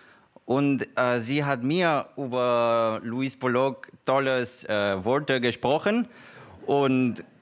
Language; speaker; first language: German; non-native, learner; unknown